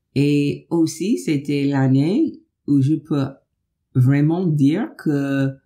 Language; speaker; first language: French; non-native, fluent; English